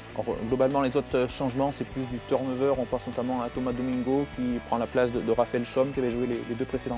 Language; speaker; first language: French; native; French